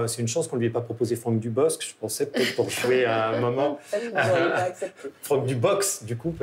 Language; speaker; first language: French; native; French